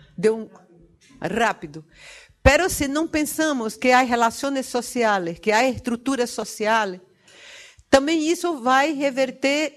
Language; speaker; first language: Portuguese; non-native, learner; Spanish